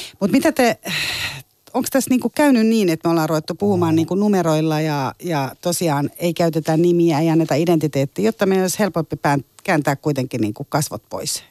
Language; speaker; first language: Finnish; native; Finnish